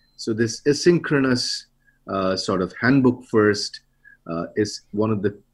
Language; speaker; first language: English; non-native, local second language; Bangla